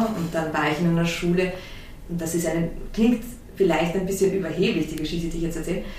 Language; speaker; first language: German; early bilingual, heritage; German